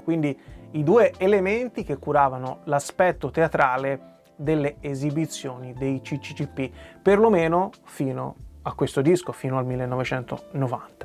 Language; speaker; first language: Italian; native; Italian